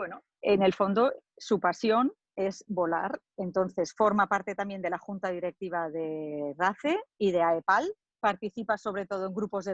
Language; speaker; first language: Spanish; native; Spanish